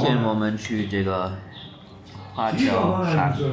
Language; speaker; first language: Chinese; non-native, learner; German